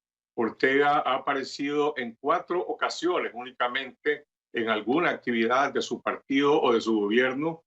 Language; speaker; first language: Spanish; native; Spanish